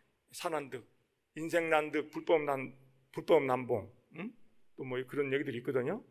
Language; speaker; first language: Korean; native; Korean